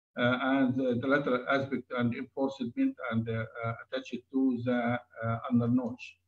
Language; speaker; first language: English; non-native, fluent; Arabic